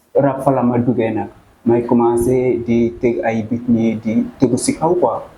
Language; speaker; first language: Wolof; non-native, local second language; Serer